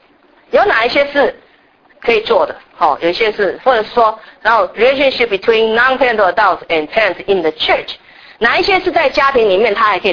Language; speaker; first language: Chinese; native; Chinese